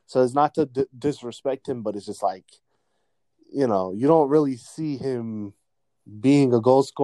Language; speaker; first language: English; native; English